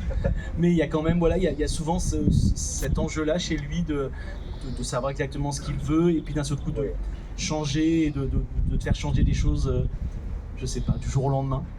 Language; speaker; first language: French; native; French